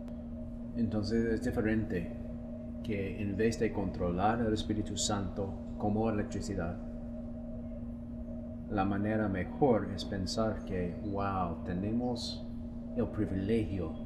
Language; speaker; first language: Spanish; non-native, fluent; English